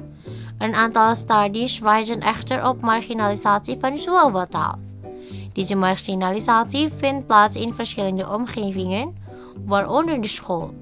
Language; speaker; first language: Dutch; non-native, fluent; Indonesian